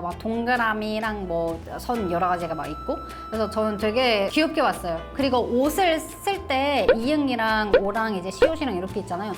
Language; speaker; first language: Korean; non-native, fluent; Kazakh